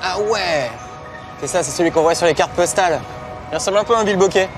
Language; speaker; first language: French; native; French